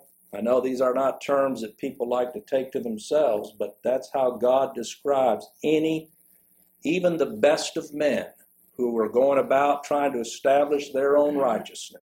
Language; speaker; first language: English; native; English